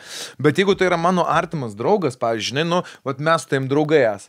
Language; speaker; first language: Lithuanian; native; Lithuanian